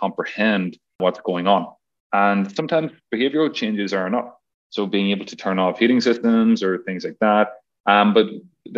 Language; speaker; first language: English; native; English